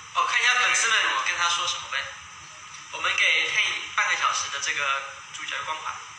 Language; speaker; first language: Chinese; native; Chinese